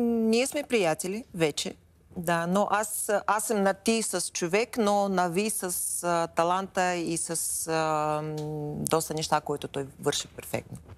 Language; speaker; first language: Bulgarian; non-native, fluent; Russian